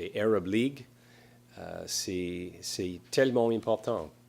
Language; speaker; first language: French; non-native, local second language; English